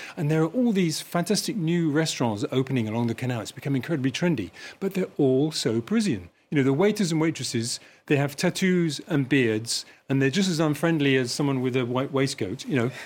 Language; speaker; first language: English; native; English